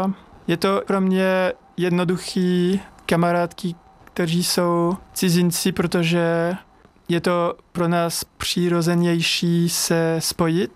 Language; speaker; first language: Czech; non-native, learner; French